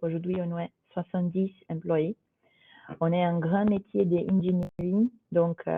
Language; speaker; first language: French; non-native, fluent; Portuguese